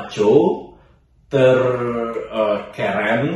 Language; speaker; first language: Indonesian; native; Indonesian